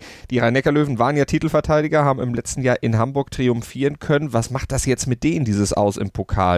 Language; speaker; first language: German; native; German